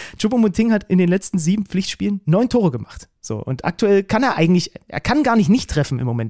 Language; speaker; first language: German; native; German